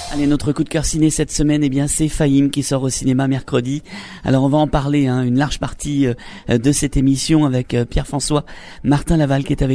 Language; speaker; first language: French; native; French